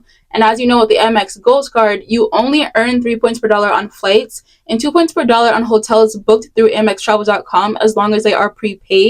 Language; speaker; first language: English; native; English